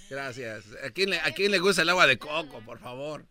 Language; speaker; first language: Spanish; native; Spanish